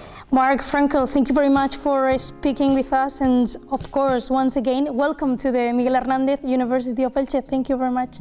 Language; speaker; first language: English; non-native, fluent; Spanish